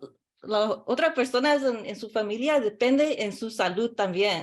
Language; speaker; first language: Spanish; early bilingual, heritage; English